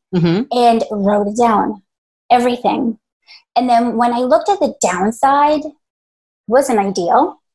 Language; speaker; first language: English; early bilingual, other home language; Spanish